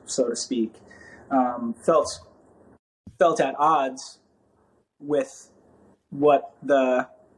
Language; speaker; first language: English; native; English